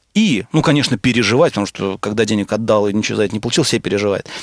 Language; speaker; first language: Russian; native; Russian